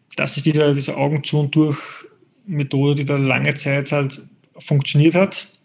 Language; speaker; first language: German; native; German